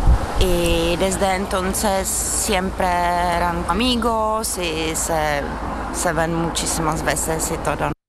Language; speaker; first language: Spanish; non-native, fluent; Czech